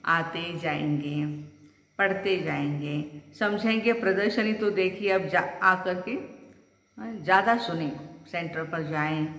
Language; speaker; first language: Hindi; non-native, local second language; Marathi